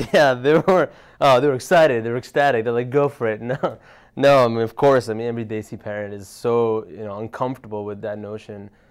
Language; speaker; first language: English; early bilingual, other home language; Urdu